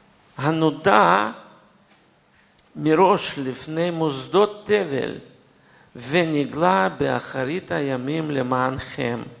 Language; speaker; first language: Hebrew; non-native, fluent; Russian